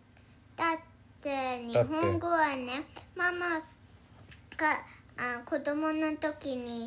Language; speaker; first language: Japanese; early bilingual, heritage; Japanese